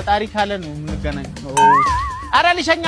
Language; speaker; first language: Amharic; native; Amharic